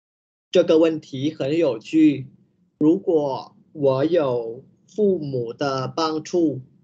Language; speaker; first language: Chinese; non-native, learner; Vietnamese